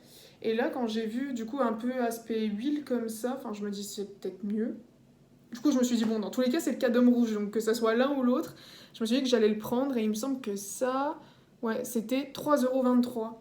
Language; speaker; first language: French; native; French